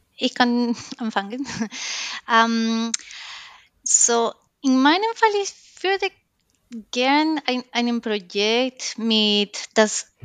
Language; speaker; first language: German; non-native, learner; Spanish